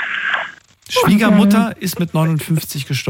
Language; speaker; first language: German; native; German